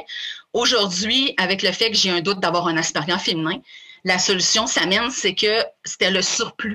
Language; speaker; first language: French; native; French